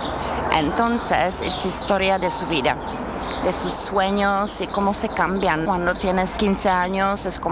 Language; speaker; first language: Spanish; non-native, fluent; Czech